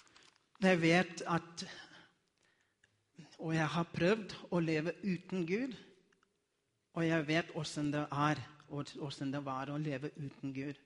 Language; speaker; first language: Norwegian; non-native, learner; Afrikaans